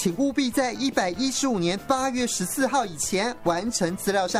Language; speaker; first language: Chinese; native; Chinese